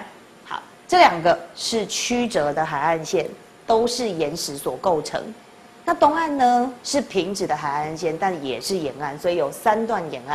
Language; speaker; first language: Chinese; native; Chinese